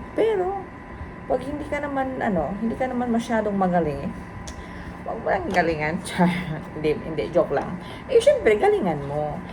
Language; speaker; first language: Filipino; non-native, local second language; Cebuano